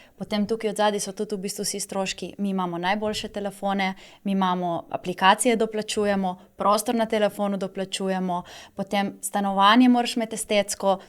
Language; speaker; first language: Slovenian; native; Slovenian